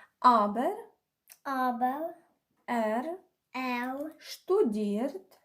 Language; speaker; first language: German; non-native, fluent; Ukrainian